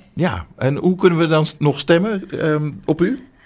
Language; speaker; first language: Dutch; native; Dutch